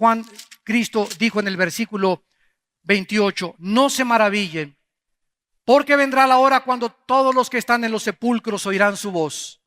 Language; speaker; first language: Spanish; native; Spanish